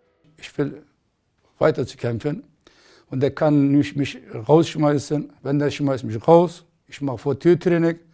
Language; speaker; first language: German; non-native, learner; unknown